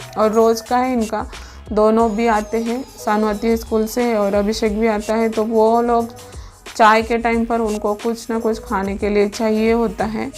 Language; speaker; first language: Hindi; non-native, local second language; Marathi